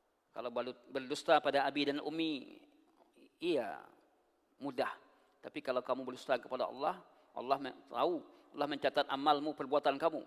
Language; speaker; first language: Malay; non-native, local second language; Minangkabau